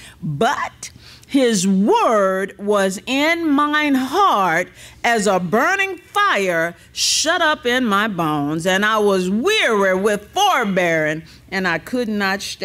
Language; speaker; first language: English; native; English